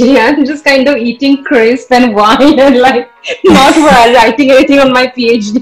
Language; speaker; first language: English; non-native, local second language; Assamese